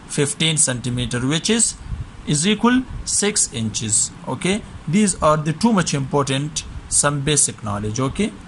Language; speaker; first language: English; non-native, local second language; Urdu